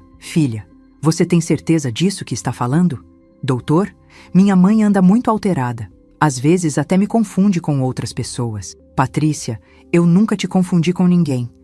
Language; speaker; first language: Portuguese; native; Portuguese